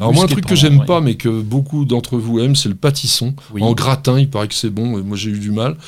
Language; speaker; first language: French; native; French